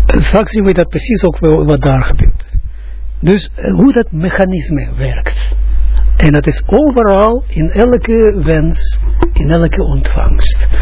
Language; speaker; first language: Dutch; non-native, fluent; Russian